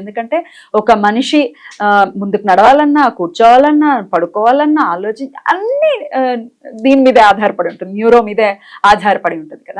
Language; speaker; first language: Telugu; native; Telugu